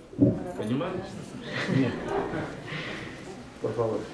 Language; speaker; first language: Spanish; non-native, fluent; Russian